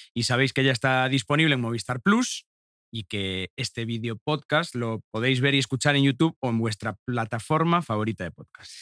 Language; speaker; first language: Spanish; native; Spanish